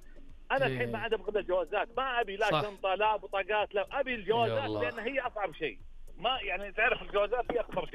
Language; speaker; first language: Arabic; native; Arabic